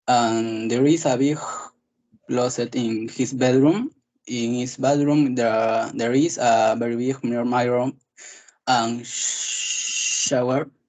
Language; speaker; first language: English; non-native, learner; Spanish